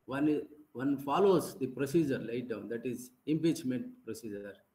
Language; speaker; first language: English; non-native, local second language; Kannada